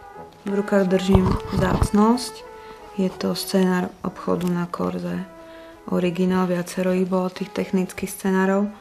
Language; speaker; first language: Slovak; native; Slovak